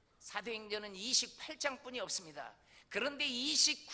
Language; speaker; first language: Korean; native; Korean